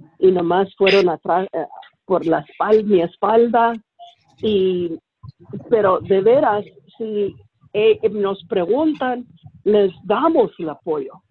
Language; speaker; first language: Spanish; early bilingual, heritage; Spanish